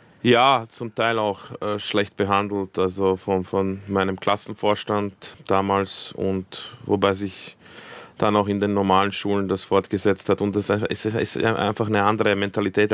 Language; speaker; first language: German; early bilingual, other home language; Croatian